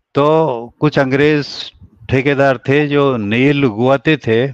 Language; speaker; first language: Hindi; native; Hindi